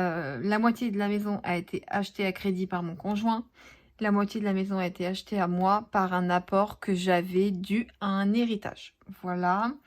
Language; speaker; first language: French; native; French